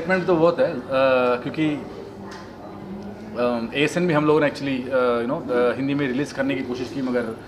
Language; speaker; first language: Hindi; non-native, local second language; Kannada